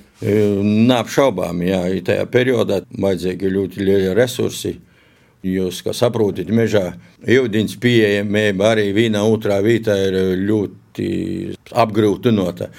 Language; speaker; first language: Latvian; native; Latvian